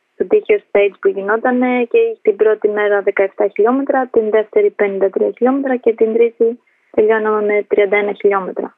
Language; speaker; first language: Greek; early bilingual, other home language; Albanian